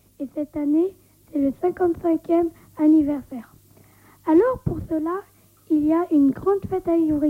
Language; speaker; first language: French; native; French